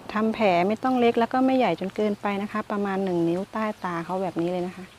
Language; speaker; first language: Thai; native; Thai